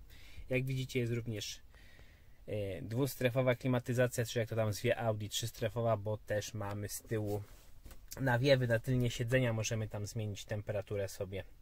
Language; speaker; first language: Polish; native; Polish